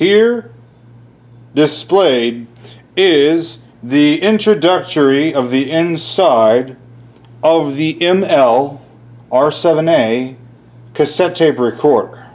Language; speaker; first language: English; native; English